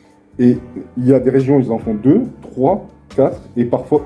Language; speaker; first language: French; native; French